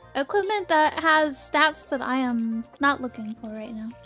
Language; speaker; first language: English; native; English